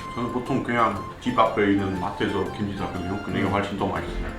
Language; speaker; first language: Korean; non-native, fluent; Danish